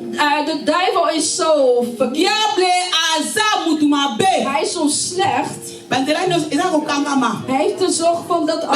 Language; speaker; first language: Dutch; non-native, learner; Lingala